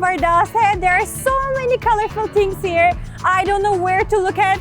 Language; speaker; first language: English; non-native, fluent; Turkish